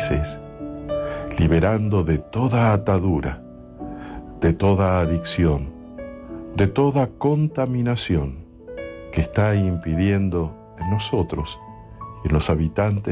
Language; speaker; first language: Spanish; native; Spanish